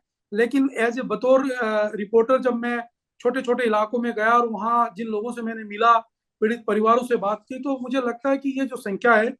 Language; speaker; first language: Hindi; native; Hindi